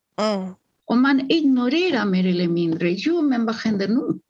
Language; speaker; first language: Swedish; non-native, fluent; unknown